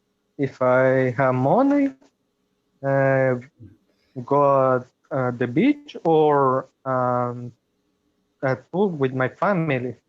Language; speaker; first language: English; non-native, learner; Spanish